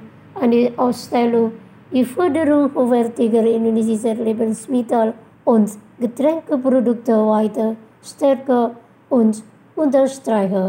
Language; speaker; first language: German; non-native, fluent; Indonesian